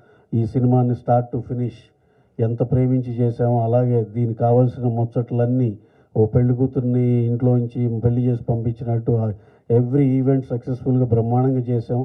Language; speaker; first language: Telugu; native; Telugu